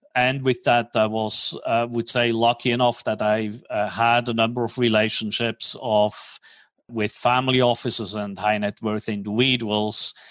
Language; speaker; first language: English; non-native, fluent; German